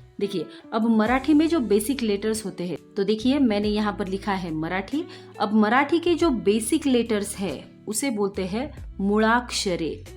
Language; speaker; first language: Hindi; non-native, local second language; Marathi